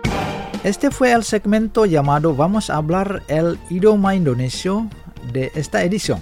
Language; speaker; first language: Spanish; non-native, fluent; Indonesian